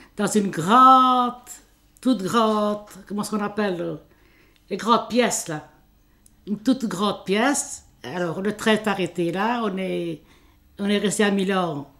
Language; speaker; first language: French; early bilingual, other home language; Italian